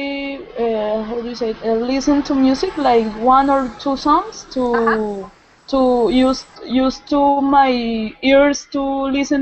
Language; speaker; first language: English; non-native, learner; Spanish